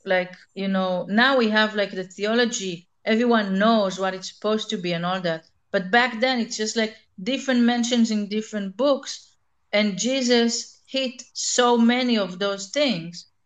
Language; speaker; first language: English; non-native, fluent; Hebrew